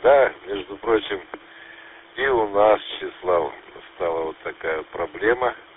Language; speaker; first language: Russian; native; Russian